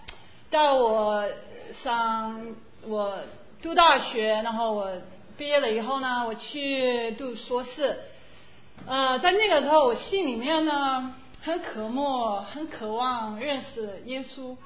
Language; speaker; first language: Chinese; non-native, fluent; English